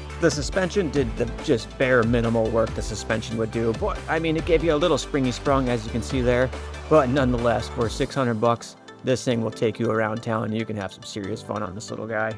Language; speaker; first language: English; native; English